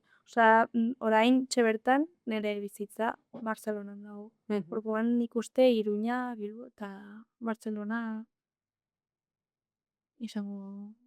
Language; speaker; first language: Basque; non-native, local second language; Spanish